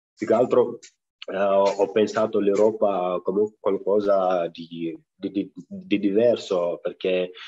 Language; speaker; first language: Italian; non-native, fluent; Wolof